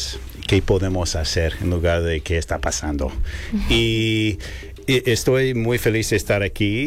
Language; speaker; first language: Spanish; non-native, learner; English